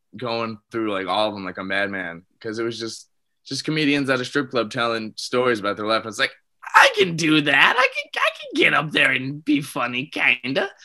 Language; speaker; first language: English; native; English